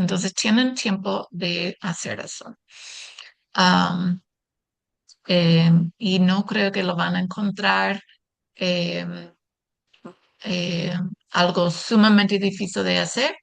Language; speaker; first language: Spanish; non-native, fluent; English